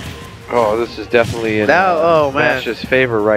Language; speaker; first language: English; native; English